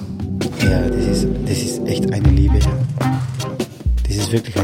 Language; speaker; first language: German; non-native, fluent; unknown